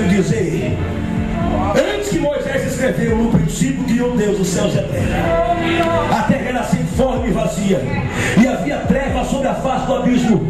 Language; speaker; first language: Portuguese; native; Portuguese